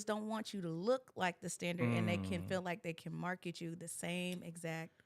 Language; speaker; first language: English; native; English